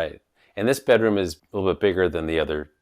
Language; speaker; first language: English; native; English